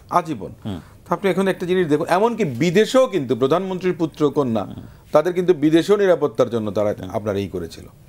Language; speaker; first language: Bangla; native; Bangla